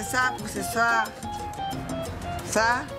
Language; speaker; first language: French; non-native, learner; Portuguese